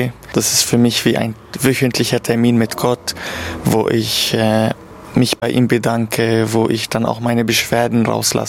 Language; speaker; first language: German; non-native, fluent; Arabic